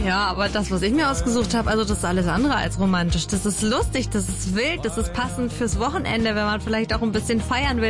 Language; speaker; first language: German; native; German